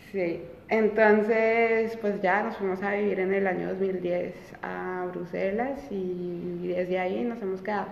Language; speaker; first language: Spanish; early bilingual, heritage; Spanish